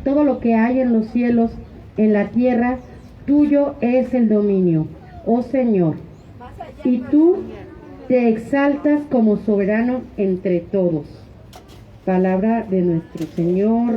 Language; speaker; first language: Spanish; native; Spanish